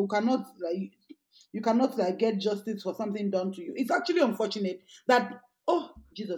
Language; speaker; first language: English; non-native, local second language; Yoruba